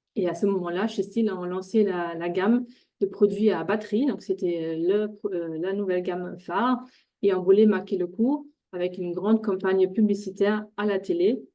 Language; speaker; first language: French; non-native, fluent; German